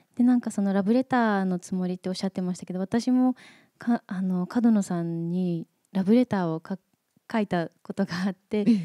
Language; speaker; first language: Japanese; native; Japanese